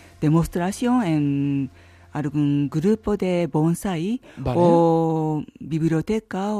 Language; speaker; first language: Spanish; non-native, learner; Japanese